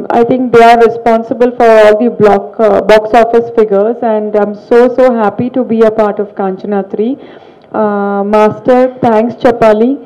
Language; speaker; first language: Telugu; non-native, learner; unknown